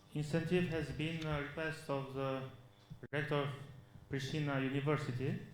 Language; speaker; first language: English; non-native, fluent; Albanian